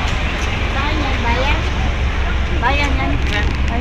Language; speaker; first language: Filipino; native; Filipino